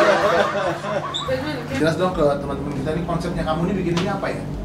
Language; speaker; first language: Indonesian; native; Indonesian